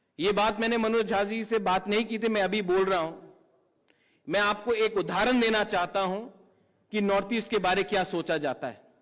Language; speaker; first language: Hindi; non-native, local second language; Kok Borok